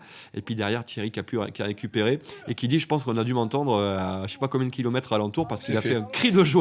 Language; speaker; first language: French; native; French